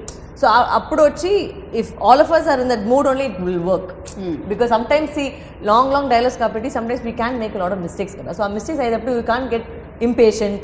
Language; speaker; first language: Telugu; non-native, fluent; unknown